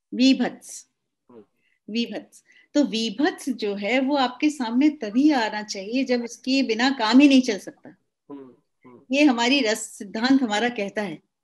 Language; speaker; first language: Hindi; native; Hindi